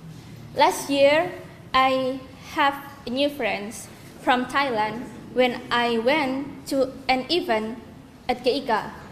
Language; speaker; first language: English; non-native, learner; Indonesian